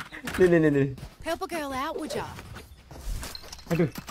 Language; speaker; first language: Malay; non-native, local second language; Javanese